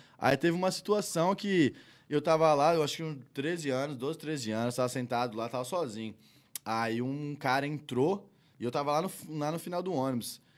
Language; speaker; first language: Portuguese; early bilingual, heritage; Portuguese